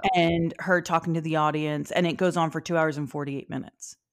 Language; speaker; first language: English; native; English